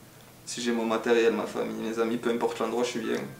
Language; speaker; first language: French; non-native, local second language; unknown